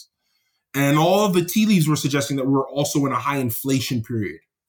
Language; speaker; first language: English; native; English